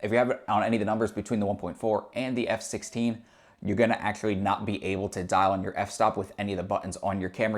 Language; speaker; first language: English; native; English